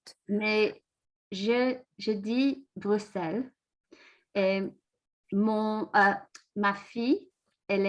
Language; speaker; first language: French; non-native, learner; English